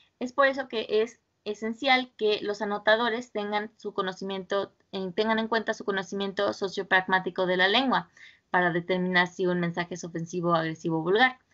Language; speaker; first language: Spanish; native; Spanish